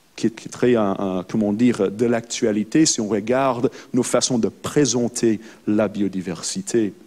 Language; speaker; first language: French; non-native, fluent; English